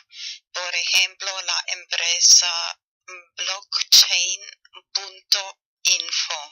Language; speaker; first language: Spanish; non-native, fluent; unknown